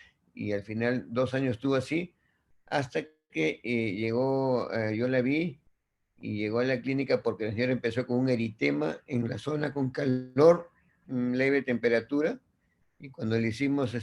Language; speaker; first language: Spanish; native; Spanish